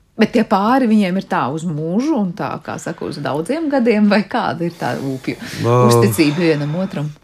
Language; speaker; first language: Latvian; native; Latvian